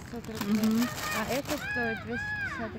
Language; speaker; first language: Russian; early bilingual, other home language; Tajik